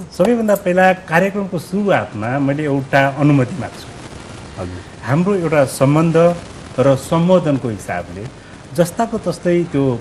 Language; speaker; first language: Nepali; native; Nepali